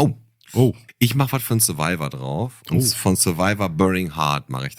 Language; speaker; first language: German; native; German